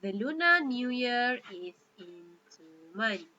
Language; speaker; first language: English; non-native, local second language; Malay